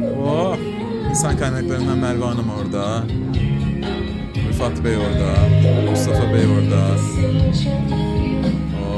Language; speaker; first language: Turkish; native; Turkish